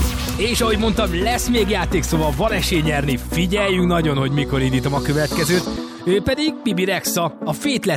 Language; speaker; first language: Hungarian; native; Hungarian